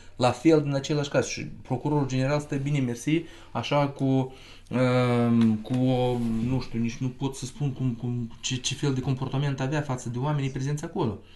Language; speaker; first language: Romanian; non-native, local second language; Russian